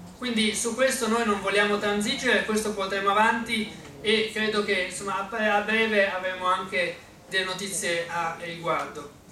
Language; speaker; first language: Italian; early bilingual, other home language; Arabic